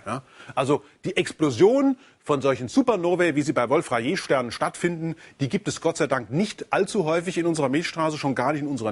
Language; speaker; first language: German; native; German